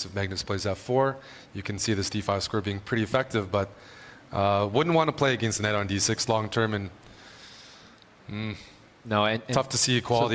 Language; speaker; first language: English; native; English